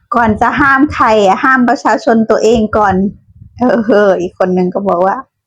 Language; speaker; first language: Thai; native; Thai